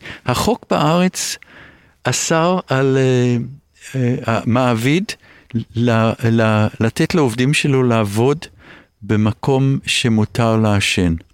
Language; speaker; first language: Hebrew; early bilingual, other home language; English